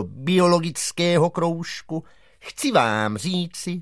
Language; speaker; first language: Czech; native; Czech